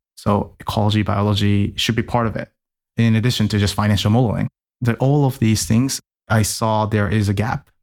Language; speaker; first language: English; non-native, fluent; Japanese